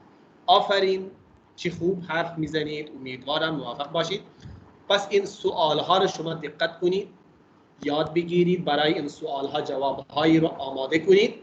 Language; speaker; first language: Persian; non-native, fluent; Urdu